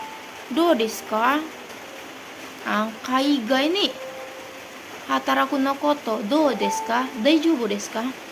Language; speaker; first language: Japanese; non-native, learner; Indonesian